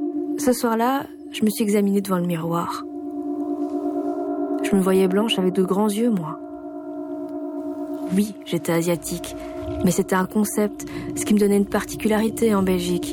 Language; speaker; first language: French; native; French